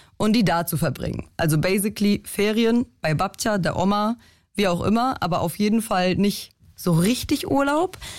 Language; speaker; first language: German; early bilingual, other home language; Polish